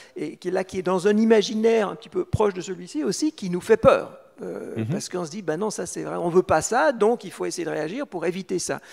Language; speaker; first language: French; native; French